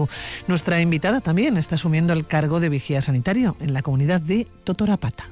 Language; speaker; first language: Spanish; native; Spanish